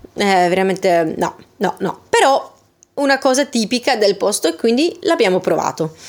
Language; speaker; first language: Italian; non-native, fluent; Dutch